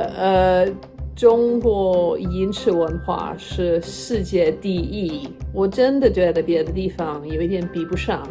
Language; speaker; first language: Chinese; non-native, fluent; English